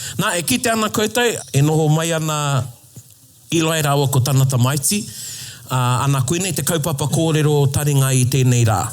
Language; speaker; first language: Māori; non-native, local second language; English